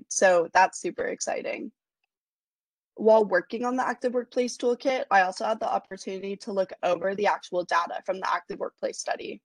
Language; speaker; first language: English; native; English